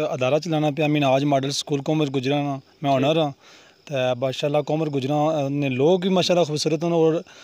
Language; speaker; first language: Punjabi; non-native, local second language; Gujari